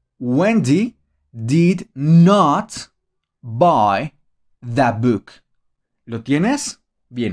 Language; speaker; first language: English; non-native, fluent; Spanish